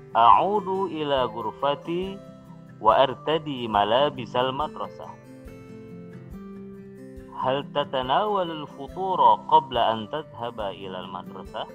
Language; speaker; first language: Arabic; non-native, fluent; Indonesian